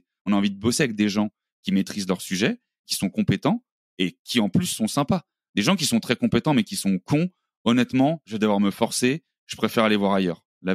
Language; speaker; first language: French; native; French